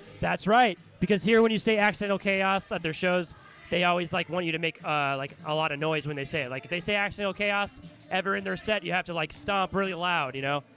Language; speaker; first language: English; native; English